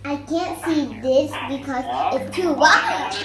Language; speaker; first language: English; non-native, fluent; Thai